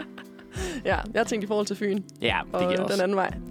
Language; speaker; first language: Danish; native; Danish